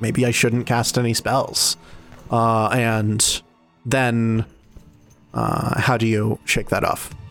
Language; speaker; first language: English; native; English